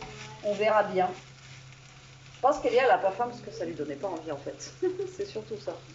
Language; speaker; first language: French; native; French